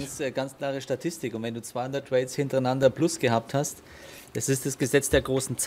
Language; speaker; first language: German; native; German